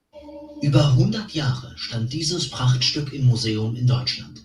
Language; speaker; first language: German; native; German